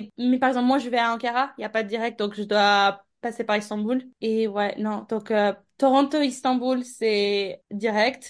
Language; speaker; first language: French; non-native, fluent; Turkish